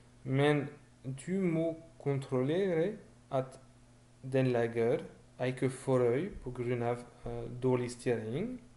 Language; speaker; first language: Norwegian; non-native, fluent; French